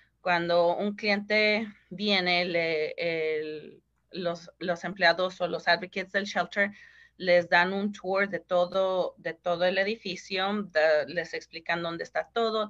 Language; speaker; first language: Spanish; early bilingual, heritage; Spanish